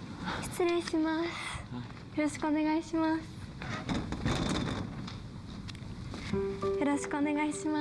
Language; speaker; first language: Japanese; early bilingual, other home language; English